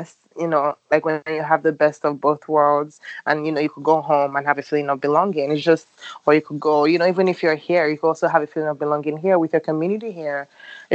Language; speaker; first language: English; non-native, local second language; Yoruba